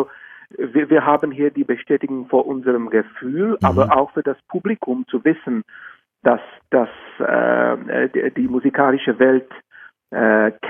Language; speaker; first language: German; non-native, fluent; Czech